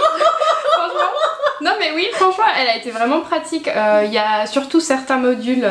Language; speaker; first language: French; native; French